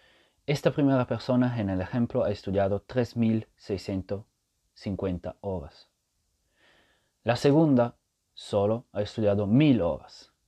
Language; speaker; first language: Spanish; non-native, fluent; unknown